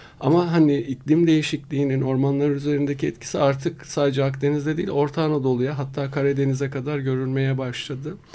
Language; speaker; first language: Turkish; native; Turkish